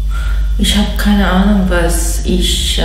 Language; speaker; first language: German; non-native, learner; English